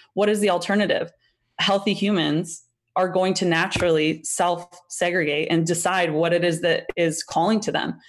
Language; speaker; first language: English; native; English